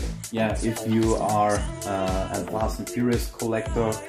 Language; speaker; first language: English; non-native, learner; German